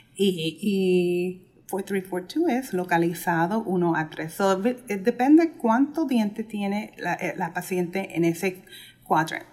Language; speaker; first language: Spanish; early bilingual, heritage; Spanish